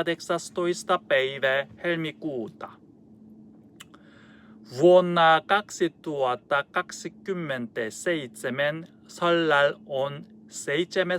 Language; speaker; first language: Finnish; non-native, learner; Korean